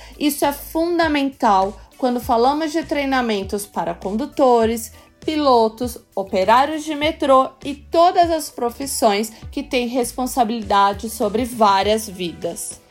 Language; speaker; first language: Portuguese; native; Portuguese